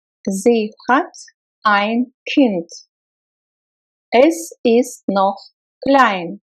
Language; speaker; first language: German; non-native, fluent; Russian